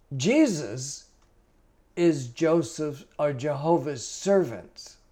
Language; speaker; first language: English; native; English